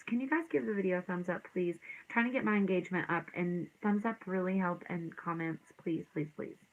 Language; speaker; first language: English; native; English